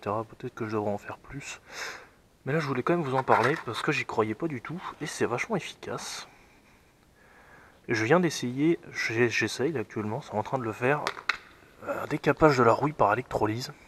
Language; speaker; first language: French; native; French